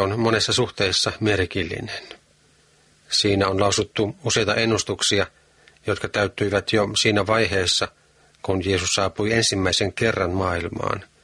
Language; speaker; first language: Finnish; native; Finnish